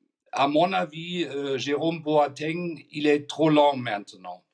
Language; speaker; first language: French; non-native, fluent; German